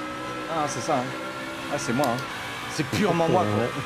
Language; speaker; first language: French; native; French